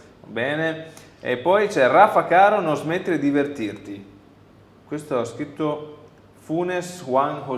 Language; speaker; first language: Italian; native; Italian